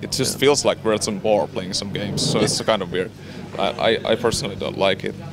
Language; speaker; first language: English; non-native, fluent; Finnish